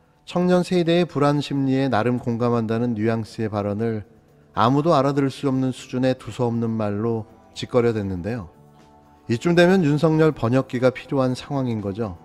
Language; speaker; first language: Korean; native; Korean